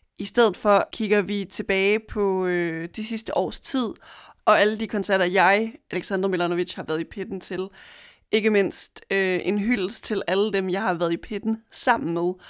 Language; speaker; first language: Danish; native; Danish